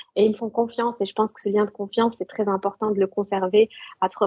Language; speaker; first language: French; non-native, local second language; Arabic